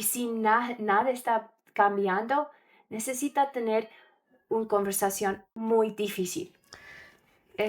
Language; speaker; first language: Spanish; non-native, learner; English